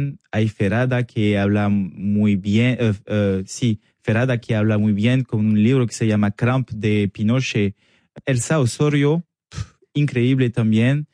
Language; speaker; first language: Spanish; non-native, learner; French